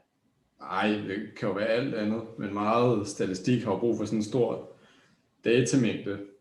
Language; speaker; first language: Danish; native; Danish